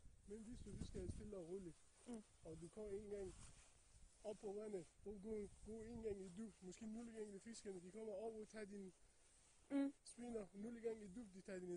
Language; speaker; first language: Danish; non-native, learner; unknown